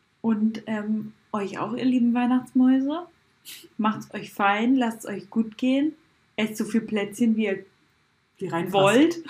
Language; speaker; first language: German; native; German